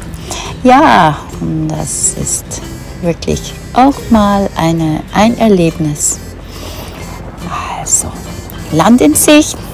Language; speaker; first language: German; non-native, fluent; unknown